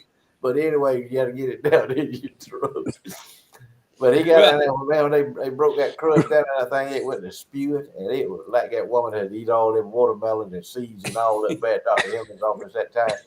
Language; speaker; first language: English; native; English